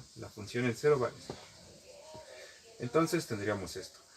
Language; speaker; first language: Spanish; native; Spanish